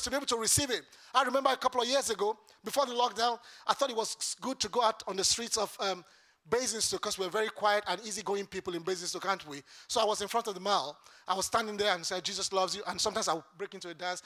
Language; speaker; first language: English; non-native, local second language; Yoruba